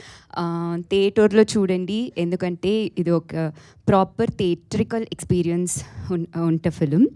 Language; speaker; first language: Telugu; non-native, local second language; Tamil